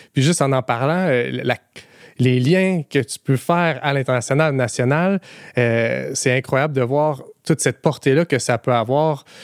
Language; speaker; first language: French; native; French